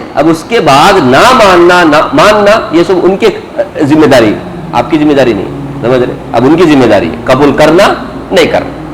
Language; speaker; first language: Urdu; native; Urdu